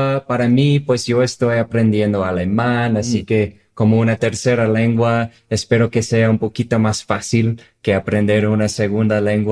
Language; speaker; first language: Spanish; non-native, fluent; English